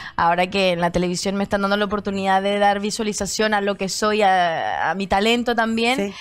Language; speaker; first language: Spanish; native; Spanish